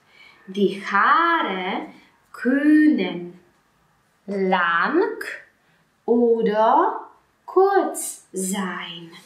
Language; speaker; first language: German; non-native, fluent; Polish